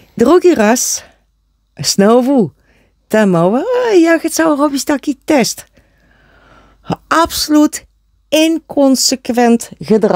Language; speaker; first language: Polish; non-native, learner; Dutch